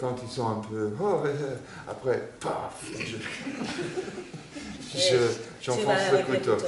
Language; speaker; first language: French; non-native, fluent; English